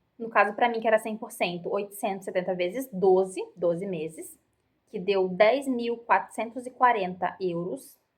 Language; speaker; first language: Portuguese; native; Portuguese